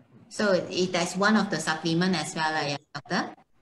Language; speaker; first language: English; non-native, local second language; Chinese